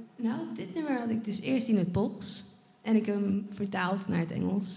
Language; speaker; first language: Dutch; non-native, fluent; Polish